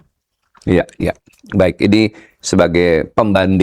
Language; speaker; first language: Indonesian; native; Indonesian